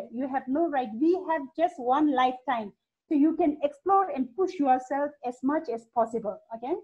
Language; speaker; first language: English; non-native, fluent; Hindi